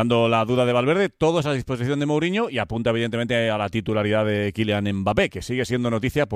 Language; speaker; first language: Spanish; native; Spanish